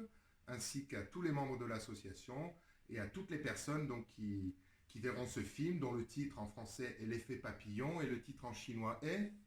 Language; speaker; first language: French; native; French